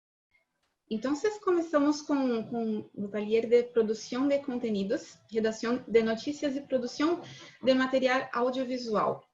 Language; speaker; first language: Spanish; non-native, learner; Portuguese